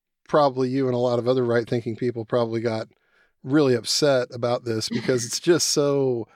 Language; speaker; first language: English; native; English